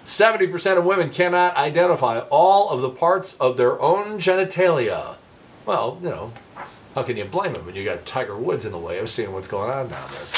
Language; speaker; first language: English; native; English